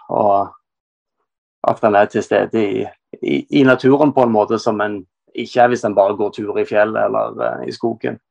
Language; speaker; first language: Norwegian; native; Norwegian